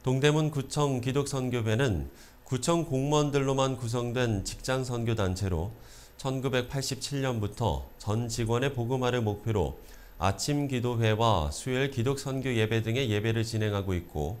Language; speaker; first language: Korean; native; Korean